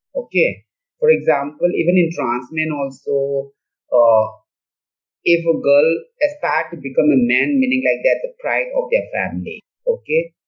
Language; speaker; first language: English; non-native, local second language; Manipuri